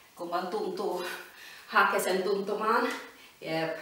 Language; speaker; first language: Finnish; non-native, learner; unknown